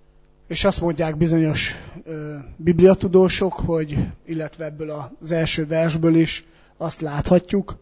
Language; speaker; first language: Hungarian; native; Hungarian